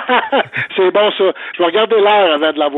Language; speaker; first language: French; native; French